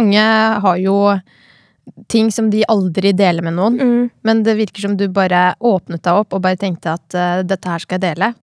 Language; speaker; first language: Norwegian; native; Norwegian